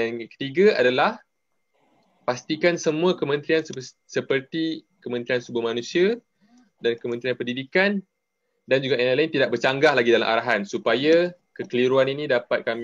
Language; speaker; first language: Malay; native; Malay